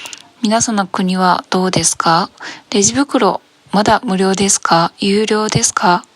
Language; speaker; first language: Japanese; non-native, learner; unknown